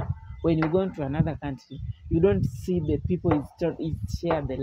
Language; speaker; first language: English; non-native, learner; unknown